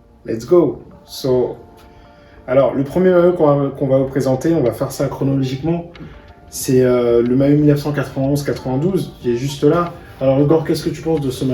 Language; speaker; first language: French; native; French